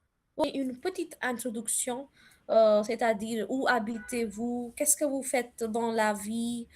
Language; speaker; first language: French; non-native, fluent; Hindi